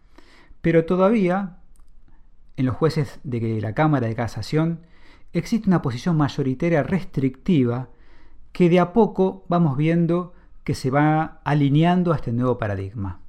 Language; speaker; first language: Spanish; native; Spanish